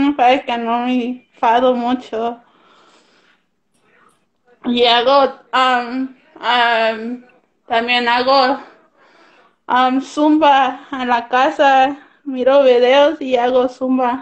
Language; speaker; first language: Spanish; early bilingual, heritage; Spanish